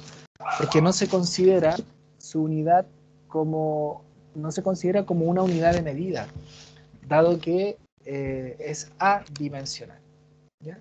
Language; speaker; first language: Spanish; native; Spanish